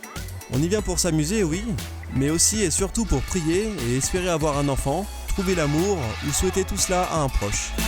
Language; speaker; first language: French; native; French